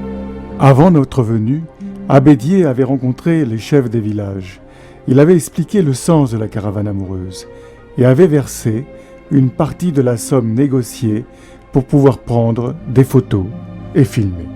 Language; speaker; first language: French; native; French